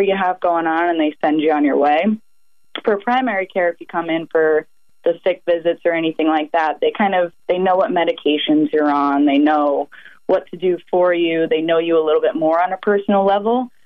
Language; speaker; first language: English; native; English